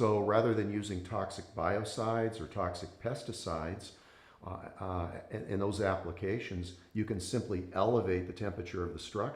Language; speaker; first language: English; native; English